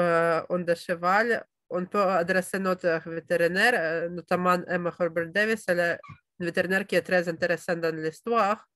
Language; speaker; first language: French; non-native, fluent; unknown